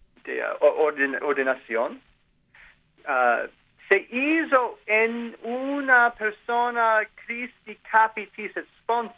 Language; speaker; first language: Spanish; non-native, learner; English